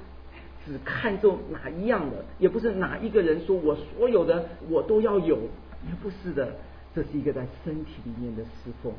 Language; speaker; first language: Chinese; native; Chinese